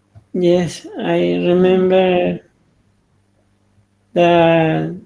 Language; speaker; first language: English; non-native, learner; Spanish